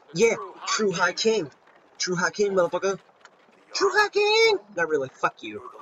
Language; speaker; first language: English; native; English